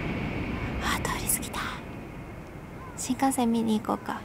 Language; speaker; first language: Japanese; native; Japanese